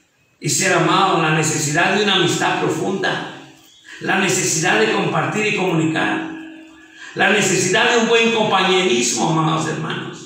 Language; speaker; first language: Spanish; native; Spanish